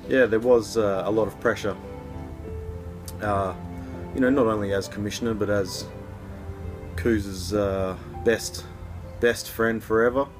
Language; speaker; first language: English; native; English